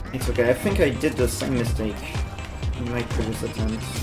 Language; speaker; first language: English; non-native, fluent; French